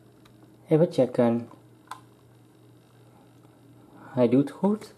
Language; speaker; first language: Dutch; non-native, local second language; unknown